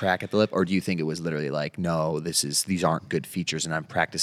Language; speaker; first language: English; native; English